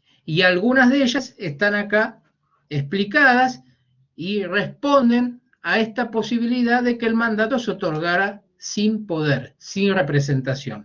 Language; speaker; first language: Spanish; native; Spanish